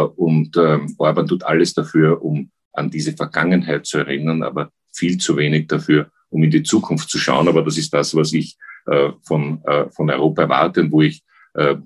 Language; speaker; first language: German; native; German